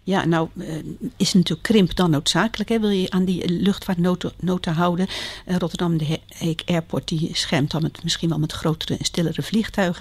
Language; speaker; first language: Dutch; native; Dutch